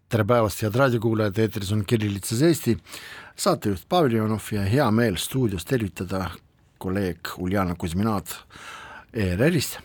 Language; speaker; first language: Estonian; non-native, local second language; Russian